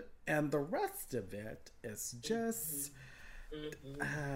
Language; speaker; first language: English; non-native, local second language; Filipino